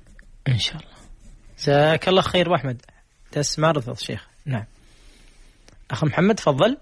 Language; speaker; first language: Arabic; native; Arabic